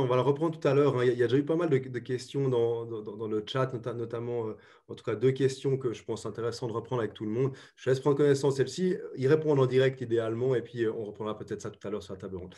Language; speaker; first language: French; native; French